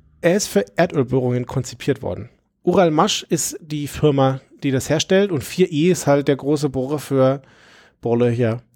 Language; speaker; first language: German; native; German